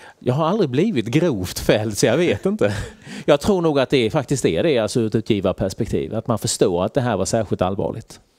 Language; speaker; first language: Swedish; native; Swedish